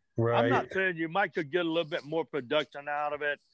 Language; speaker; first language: English; native; English